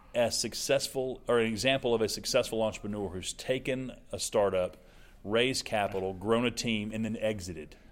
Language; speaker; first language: English; native; English